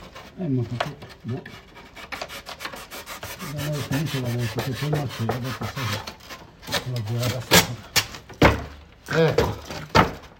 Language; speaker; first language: Italian; non-native, learner; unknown